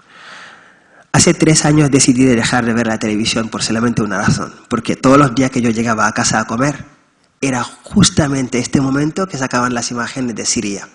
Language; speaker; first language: Spanish; non-native, fluent; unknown